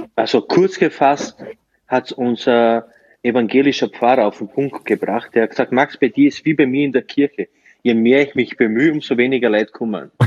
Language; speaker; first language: German; non-native, fluent; Slovenian